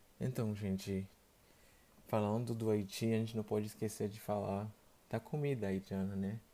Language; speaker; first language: Portuguese; non-native, fluent; Haitian Creole